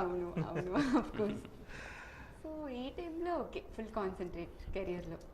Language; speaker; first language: Telugu; non-native, learner; Tamil